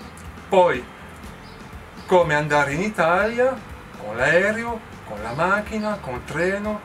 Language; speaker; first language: Italian; non-native, learner; French